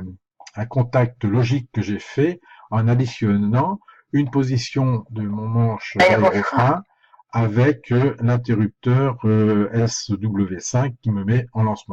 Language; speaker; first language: French; native; French